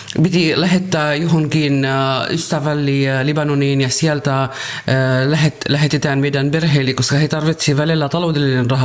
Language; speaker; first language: Finnish; non-native, learner; Arabic